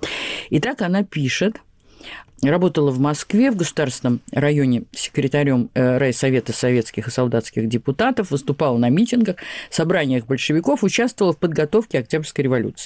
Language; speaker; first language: Russian; native; Russian